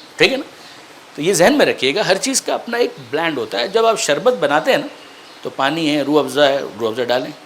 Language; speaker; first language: Urdu; non-native, local second language; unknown